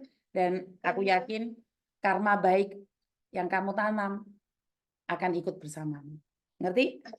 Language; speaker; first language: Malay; non-native, local second language; Javanese